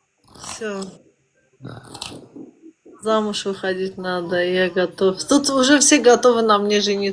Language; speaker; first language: Russian; non-native, local second language; Azerbaijani